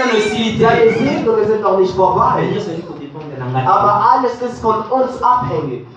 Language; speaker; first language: German; non-native, learner; French